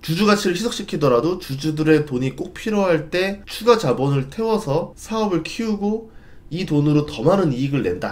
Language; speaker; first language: Korean; native; Korean